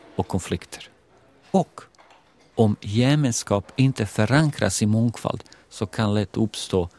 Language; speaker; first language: Swedish; non-native, fluent; Bosnian